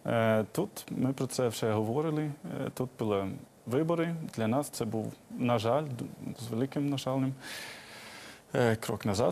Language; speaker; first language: Ukrainian; non-native, fluent; Swedish